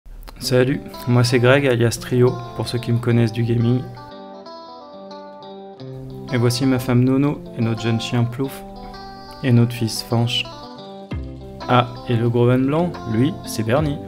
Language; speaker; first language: French; native; French